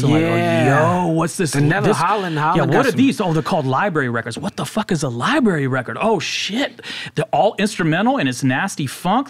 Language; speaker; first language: English; native; English